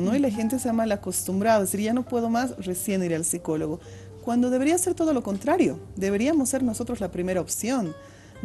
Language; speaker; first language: Spanish; native; Spanish